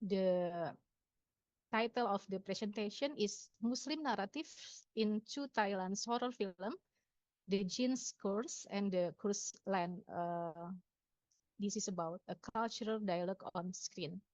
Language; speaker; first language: English; non-native, local second language; Indonesian